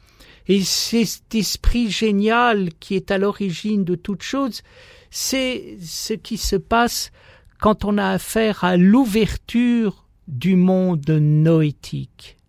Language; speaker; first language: French; native; French